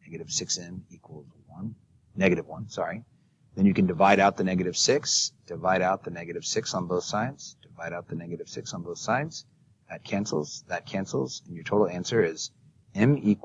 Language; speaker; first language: English; native; English